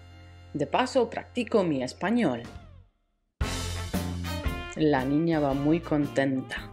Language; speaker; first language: Spanish; non-native, fluent; Polish